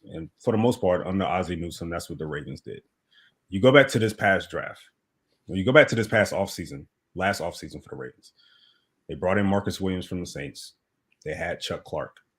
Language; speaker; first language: English; native; English